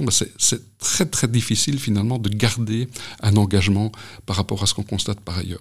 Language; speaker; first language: French; native; French